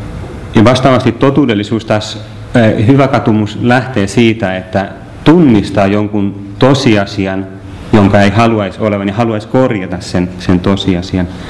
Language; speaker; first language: Finnish; native; Finnish